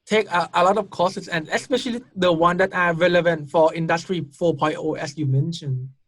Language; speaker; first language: English; non-native, fluent; Thai